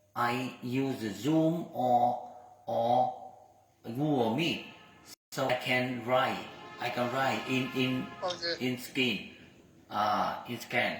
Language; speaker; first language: English; non-native, learner; Vietnamese